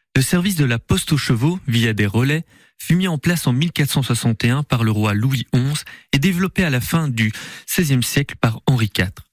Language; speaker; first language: French; native; French